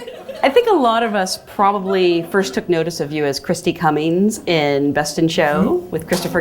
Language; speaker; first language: English; native; English